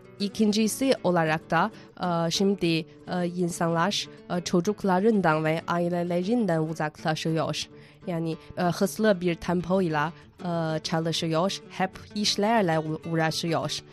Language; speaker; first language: Turkish; non-native, fluent; Chinese